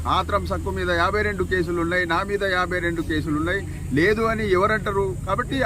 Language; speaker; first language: Telugu; non-native, local second language; Gondi